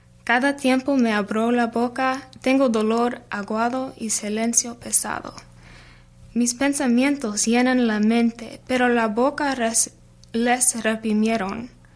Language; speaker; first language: Spanish; non-native, learner; English